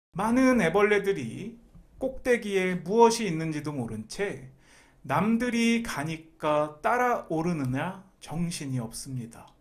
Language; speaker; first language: Korean; native; Korean